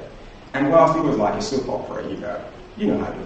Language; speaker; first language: English; non-native, local second language; Yoruba